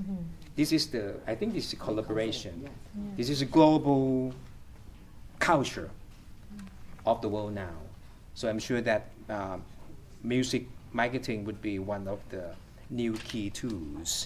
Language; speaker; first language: English; non-native, fluent; Thai